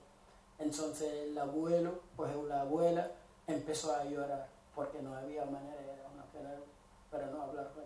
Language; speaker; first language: Spanish; non-native, fluent; Wolof